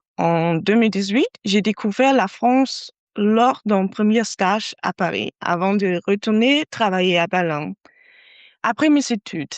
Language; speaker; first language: French; non-native, fluent; German